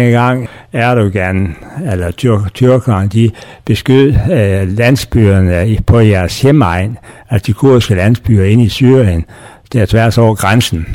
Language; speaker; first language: Danish; native; Danish